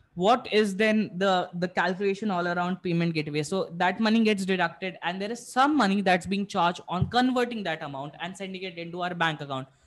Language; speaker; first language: English; non-native, local second language; Hindi